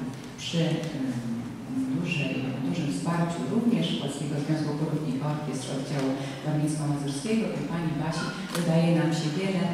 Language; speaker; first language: Polish; native; Polish